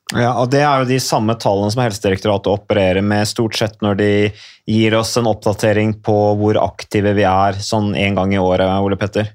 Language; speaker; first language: Norwegian; native; Norwegian